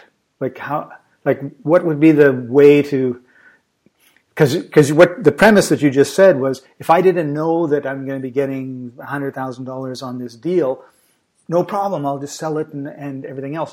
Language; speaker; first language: English; native; English